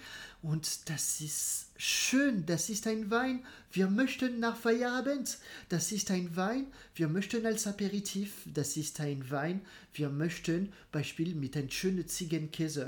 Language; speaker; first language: German; non-native, fluent; French